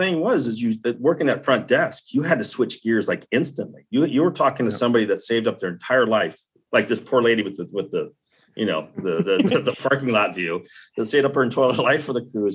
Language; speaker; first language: English; native; English